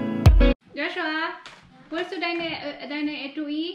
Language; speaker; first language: German; non-native, learner; Filipino